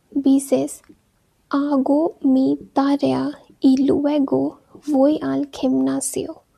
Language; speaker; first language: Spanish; non-native, fluent; Hindi